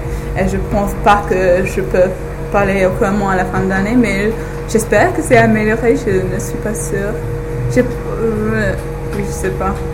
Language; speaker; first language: French; non-native, fluent; English